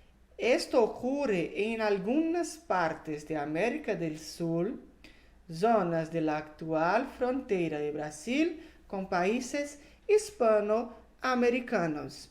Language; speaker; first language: Spanish; non-native, fluent; Portuguese